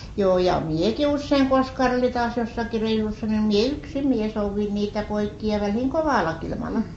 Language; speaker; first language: Finnish; native; Finnish